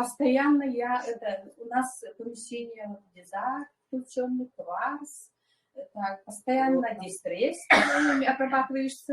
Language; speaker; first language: Russian; non-native, local second language; Yakut